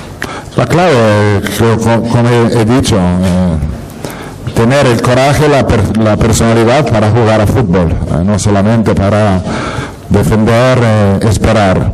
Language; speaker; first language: Spanish; non-native, fluent; Italian